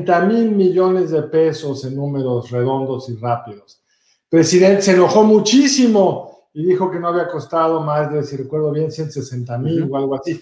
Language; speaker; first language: Spanish; native; Spanish